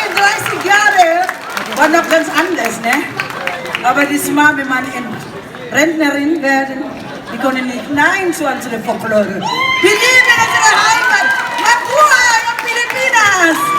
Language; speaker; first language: German; non-native, learner; Filipino